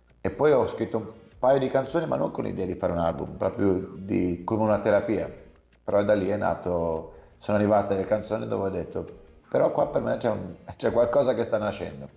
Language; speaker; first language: Italian; early bilingual, heritage; English